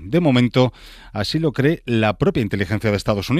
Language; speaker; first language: Spanish; native; Spanish